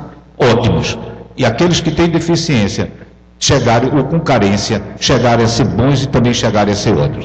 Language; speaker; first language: Portuguese; native; Portuguese